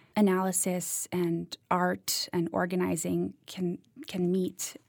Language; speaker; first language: English; native; English